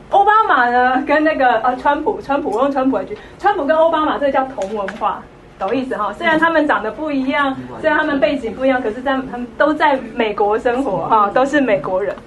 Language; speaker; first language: Chinese; native; Chinese